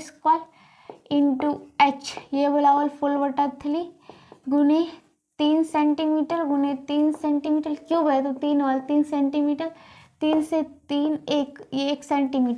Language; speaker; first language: Hindi; native; Hindi